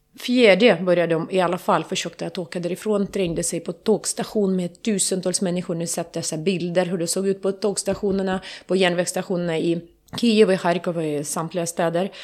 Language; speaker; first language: Swedish; non-native, fluent; Ukrainian